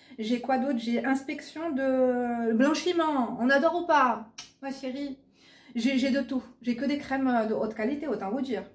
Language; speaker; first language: French; native; French